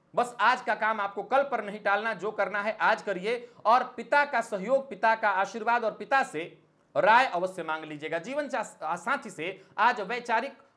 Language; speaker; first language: Hindi; native; Hindi